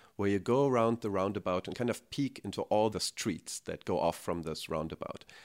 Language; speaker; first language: English; non-native, fluent; German